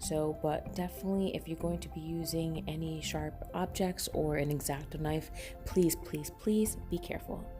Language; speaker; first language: English; native; English